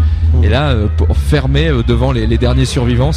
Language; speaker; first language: French; native; French